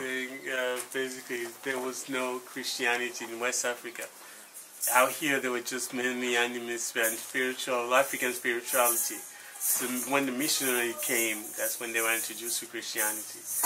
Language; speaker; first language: English; non-native, fluent; French